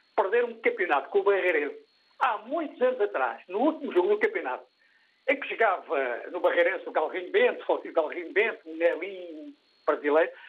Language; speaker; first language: Portuguese; native; Portuguese